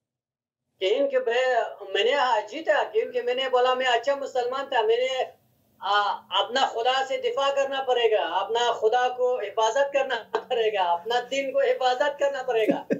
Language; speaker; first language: Hindi; non-native, learner; Hazaragi